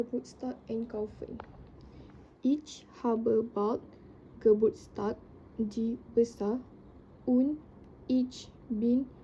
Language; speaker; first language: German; non-native, learner; Indonesian